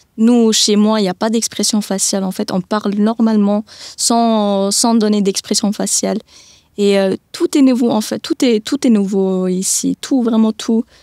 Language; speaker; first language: French; early bilingual, other home language; Persian